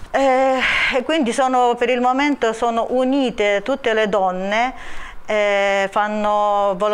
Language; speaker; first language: Italian; non-native, learner; Ukrainian